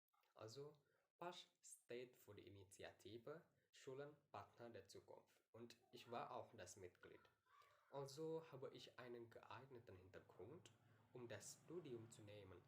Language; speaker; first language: German; non-native, learner; Indonesian